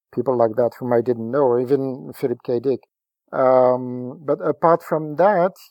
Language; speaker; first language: English; non-native, fluent; French